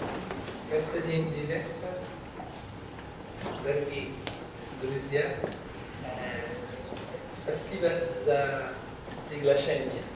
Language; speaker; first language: Russian; non-native, learner; English